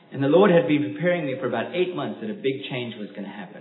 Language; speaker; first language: English; non-native, local second language; Afrikaans